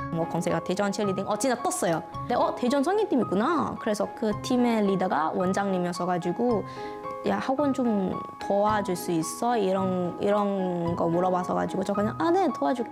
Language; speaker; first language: Korean; non-native, fluent; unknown